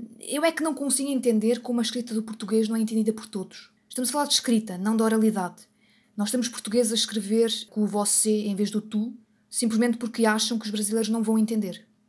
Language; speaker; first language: Portuguese; native; Portuguese